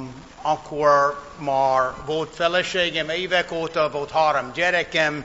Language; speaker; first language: Hungarian; non-native, fluent; English